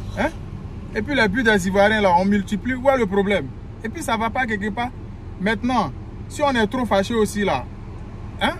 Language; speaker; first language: French; native; French